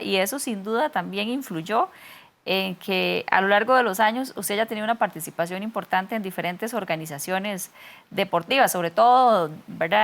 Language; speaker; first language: Spanish; native; Spanish